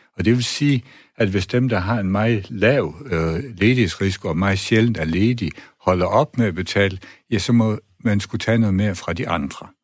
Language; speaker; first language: Danish; native; Danish